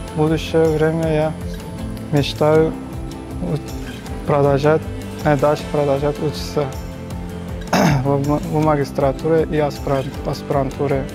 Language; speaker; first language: Russian; non-native, learner; Turkmen